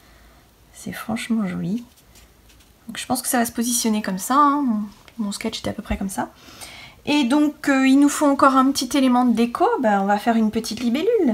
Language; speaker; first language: French; native; French